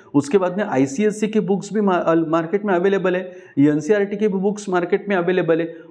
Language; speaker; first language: Hindi; non-native, local second language; Marathi